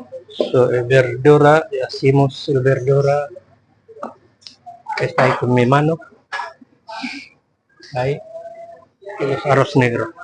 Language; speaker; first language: Spanish; non-native, learner; Filipino